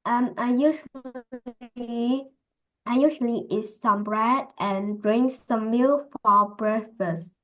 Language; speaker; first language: English; non-native, learner; Vietnamese